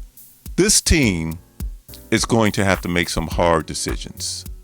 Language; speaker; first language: English; native; English